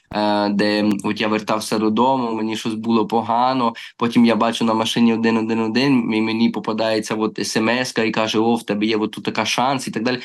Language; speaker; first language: Ukrainian; early bilingual, heritage; Ukrainian